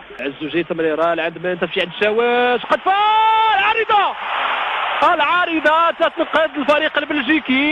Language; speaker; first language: Arabic; native; Arabic